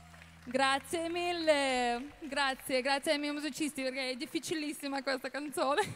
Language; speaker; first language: Italian; non-native, fluent; Russian